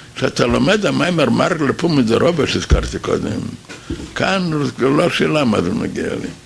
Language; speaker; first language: Hebrew; non-native, fluent; Yiddish